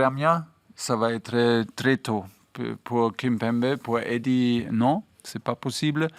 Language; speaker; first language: French; non-native, fluent; German